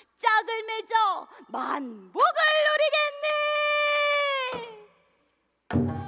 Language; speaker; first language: Korean; native; Korean